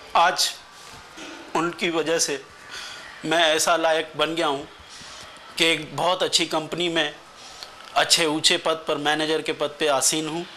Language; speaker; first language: Hindi; non-native, local second language; Sindhi